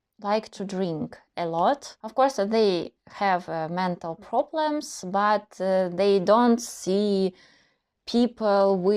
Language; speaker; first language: English; non-native, learner; Russian